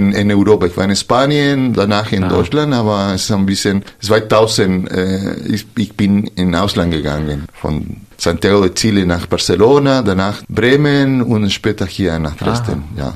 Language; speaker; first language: German; non-native, fluent; Spanish